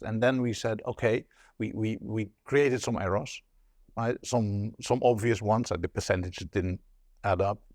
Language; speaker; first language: English; non-native, fluent; Dutch